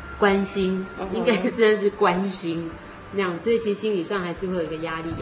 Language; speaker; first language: Chinese; native; Chinese